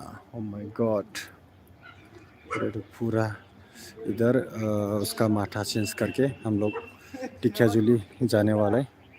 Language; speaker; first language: Hindi; non-native, local second language; Bodo